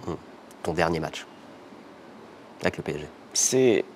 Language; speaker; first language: French; native; French